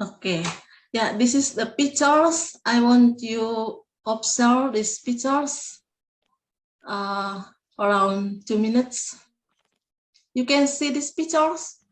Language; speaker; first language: English; non-native, learner; Indonesian